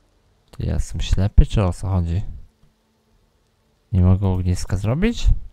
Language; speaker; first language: Polish; native; Polish